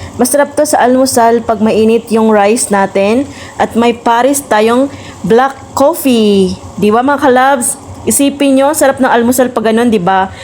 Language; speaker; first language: Filipino; non-native, local second language; Cebuano